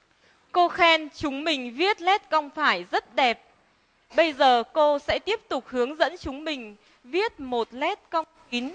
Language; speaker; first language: Vietnamese; native; Vietnamese